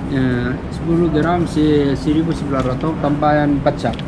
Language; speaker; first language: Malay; non-native, learner; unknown